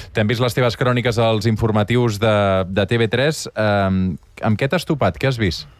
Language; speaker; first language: Catalan; native; Catalan